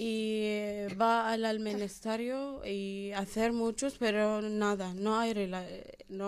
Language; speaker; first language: Spanish; non-native, learner; Arabic